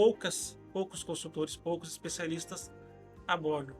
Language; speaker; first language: Portuguese; native; Portuguese